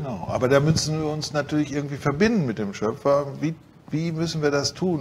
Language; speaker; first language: German; native; German